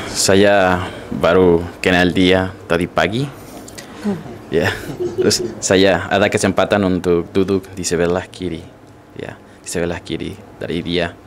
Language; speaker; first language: Indonesian; non-native, fluent; Spanish